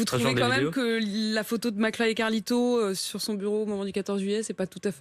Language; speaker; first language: French; native; French